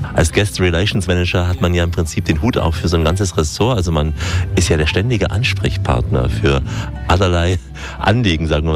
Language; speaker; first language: German; native; German